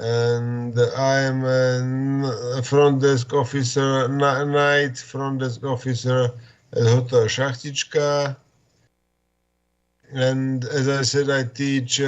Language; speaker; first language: English; non-native, fluent; Slovak